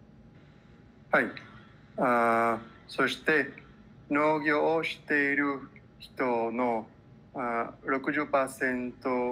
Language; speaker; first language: Japanese; non-native, learner; Spanish